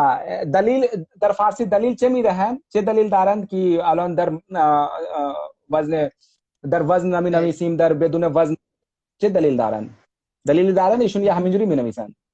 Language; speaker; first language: Persian; non-native, fluent; Hindi